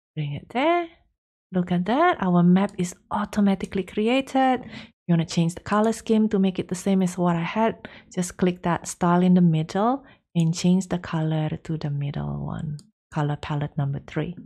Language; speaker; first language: English; non-native, fluent; Indonesian